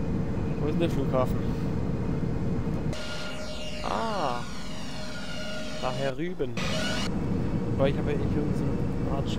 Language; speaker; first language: German; native; German